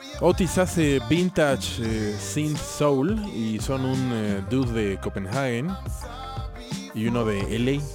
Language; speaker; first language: Spanish; native; Spanish